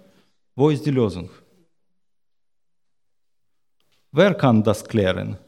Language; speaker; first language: German; non-native, learner; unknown